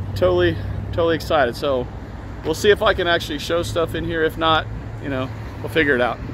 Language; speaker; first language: English; native; English